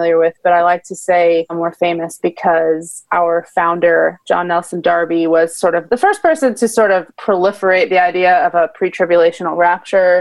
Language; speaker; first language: English; native; English